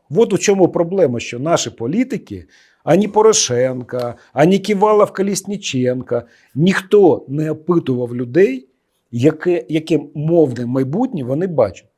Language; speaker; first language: Ukrainian; non-native, local second language; Russian